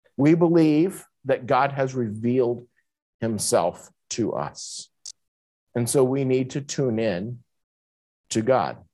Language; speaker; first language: English; native; English